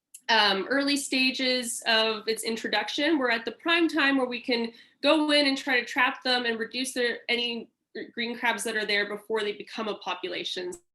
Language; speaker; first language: English; native; English